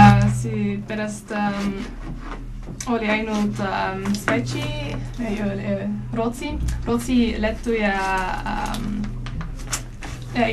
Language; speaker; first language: Estonian; non-native, learner; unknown